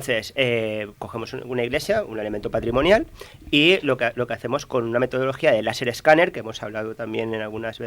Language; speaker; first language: Spanish; native; Spanish